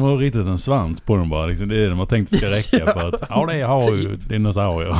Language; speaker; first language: Swedish; native; Swedish